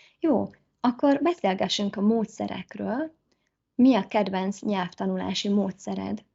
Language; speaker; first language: Hungarian; native; Hungarian